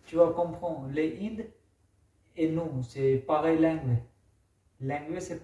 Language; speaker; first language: French; non-native, learner; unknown